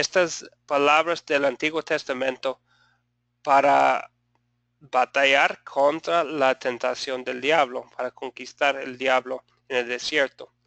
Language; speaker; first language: Spanish; non-native, fluent; English